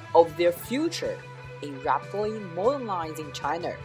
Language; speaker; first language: English; non-native, fluent; Chinese